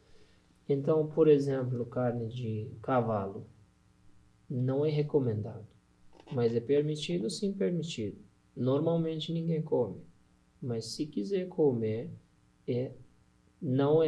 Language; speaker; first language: Portuguese; non-native, learner; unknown